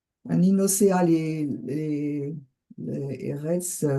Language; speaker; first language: Hebrew; non-native, learner; French